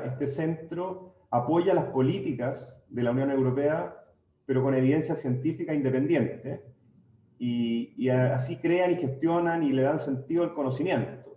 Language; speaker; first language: Spanish; native; Spanish